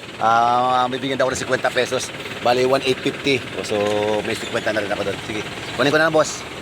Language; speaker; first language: Filipino; native; Filipino